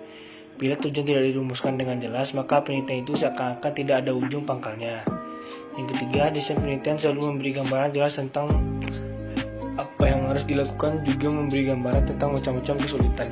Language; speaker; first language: Indonesian; native; Indonesian